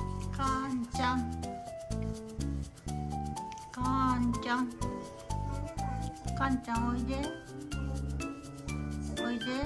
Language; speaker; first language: Japanese; native; Japanese